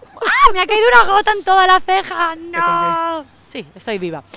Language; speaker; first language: Spanish; native; Spanish